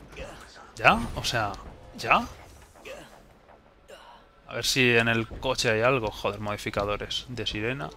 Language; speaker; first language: Spanish; native; Spanish